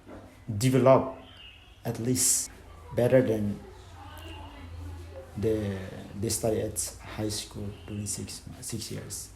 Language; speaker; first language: English; non-native, fluent; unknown